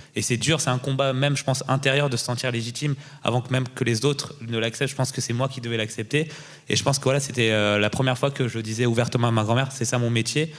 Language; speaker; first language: French; early bilingual, other home language; Tamil